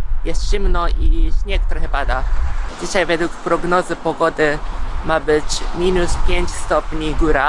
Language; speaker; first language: Polish; non-native, fluent; Japanese